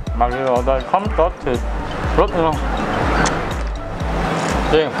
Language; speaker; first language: Vietnamese; non-native, learner; Korean